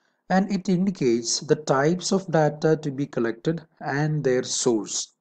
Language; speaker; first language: English; non-native, local second language; Malayalam